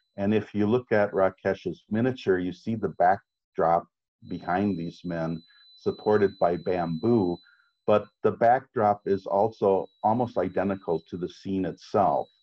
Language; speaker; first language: English; native; English